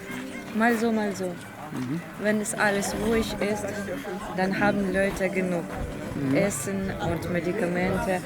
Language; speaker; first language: German; non-native, learner; Ukrainian